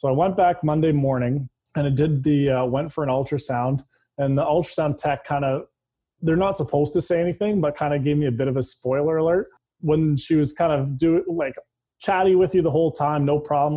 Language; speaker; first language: English; native; English